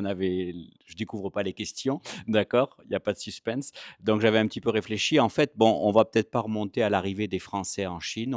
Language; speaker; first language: French; native; French